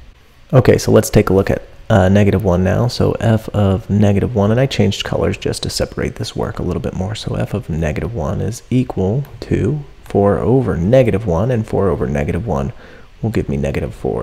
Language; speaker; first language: English; native; English